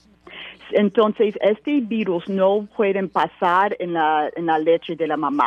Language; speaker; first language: Spanish; non-native, learner; English